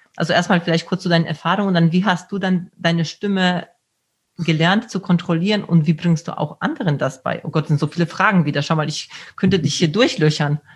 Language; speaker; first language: German; early bilingual, other home language; Polish